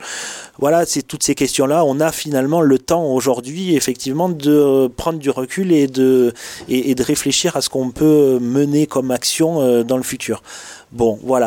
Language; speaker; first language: French; native; French